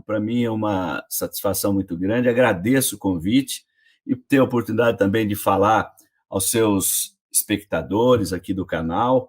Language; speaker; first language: Portuguese; native; Portuguese